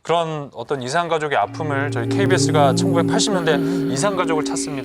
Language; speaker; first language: Korean; native; Korean